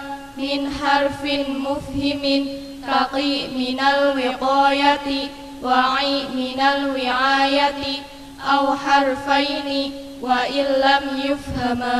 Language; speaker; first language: Arabic; non-native, learner; Indonesian